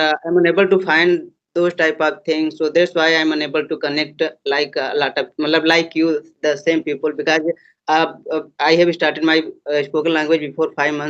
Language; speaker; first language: English; non-native, learner; Hindi